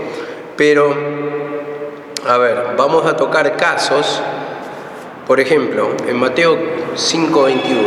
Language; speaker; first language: Spanish; native; Spanish